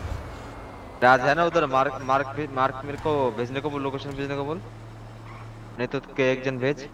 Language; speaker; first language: Hindi; native; Hindi